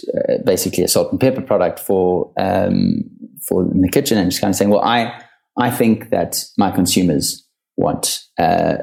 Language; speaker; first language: English; native; English